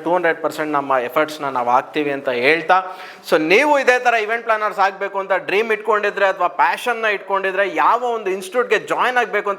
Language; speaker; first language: Kannada; native; Kannada